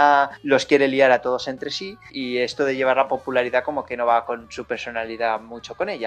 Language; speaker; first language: Spanish; native; Spanish